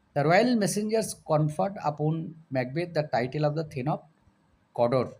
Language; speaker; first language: English; non-native, local second language; Bangla